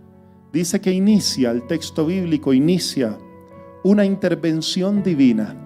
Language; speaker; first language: Spanish; native; Spanish